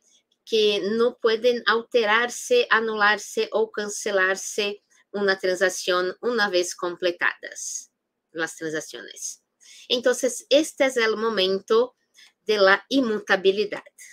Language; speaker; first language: Spanish; non-native, fluent; Portuguese